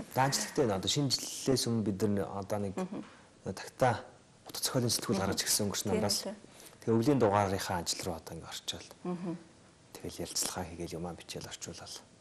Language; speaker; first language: Mongolian; native; Mongolian